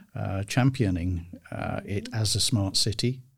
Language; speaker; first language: English; native; English